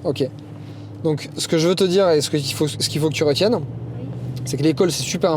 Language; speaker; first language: French; native; French